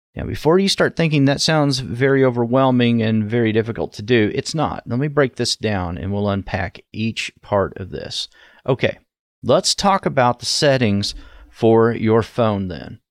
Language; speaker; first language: English; native; English